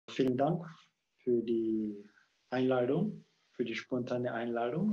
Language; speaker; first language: German; non-native, fluent; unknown